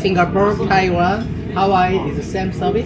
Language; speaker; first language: English; non-native, learner; Korean